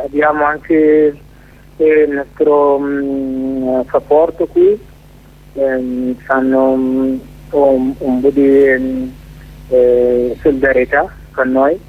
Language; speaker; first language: Italian; non-native, learner; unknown